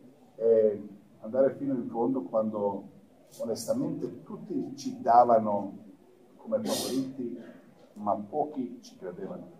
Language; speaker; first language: Italian; non-native, fluent; Croatian